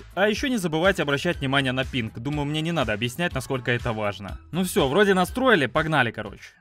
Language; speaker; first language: Russian; native; Russian